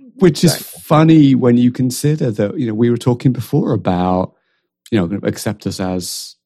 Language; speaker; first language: English; native; English